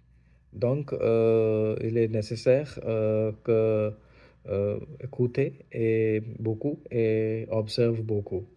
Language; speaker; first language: French; non-native, learner; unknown